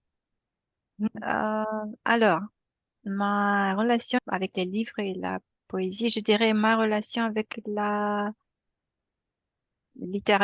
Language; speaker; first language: French; non-native, fluent; Romanian